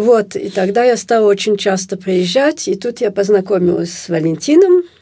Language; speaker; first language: Russian; early bilingual, heritage; Russian